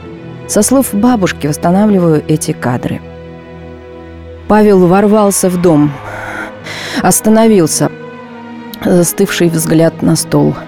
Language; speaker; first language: Russian; native; Russian